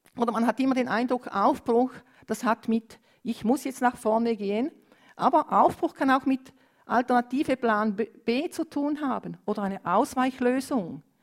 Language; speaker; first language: German; non-native, fluent; Romanian